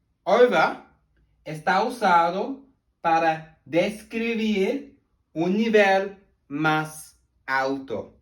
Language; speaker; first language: Spanish; non-native, learner; English